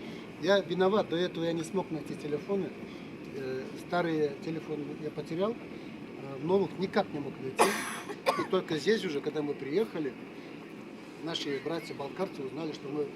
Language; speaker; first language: Russian; non-native, local second language; Chuvash